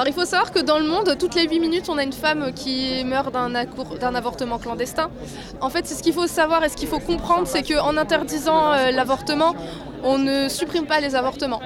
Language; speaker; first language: French; native; French